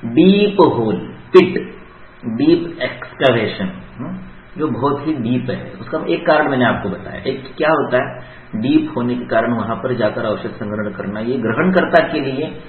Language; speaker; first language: Hindi; non-native, local second language; Marathi